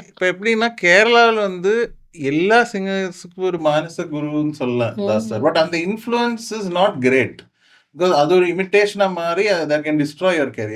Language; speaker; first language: Tamil; non-native, fluent; Malayalam